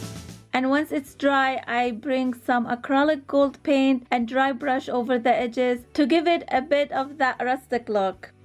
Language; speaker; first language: English; non-native, fluent; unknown